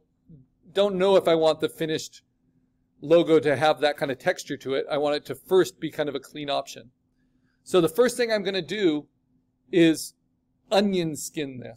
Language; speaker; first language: English; native; English